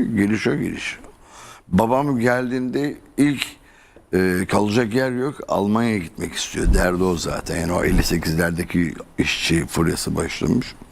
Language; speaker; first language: Turkish; native; Turkish